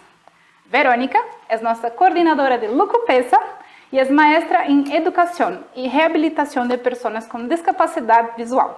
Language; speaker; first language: Spanish; non-native, fluent; Portuguese